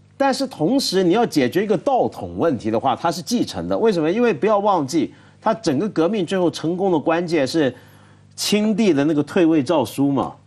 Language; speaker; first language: Chinese; native; Chinese